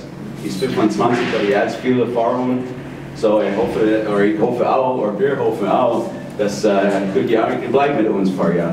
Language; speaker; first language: German; non-native, fluent; English